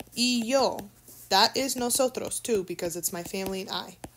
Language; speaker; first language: English; native; English